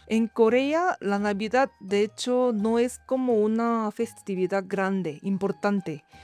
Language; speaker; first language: Spanish; non-native, learner; Korean